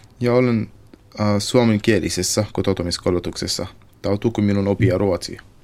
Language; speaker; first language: Finnish; non-native, learner; Arabic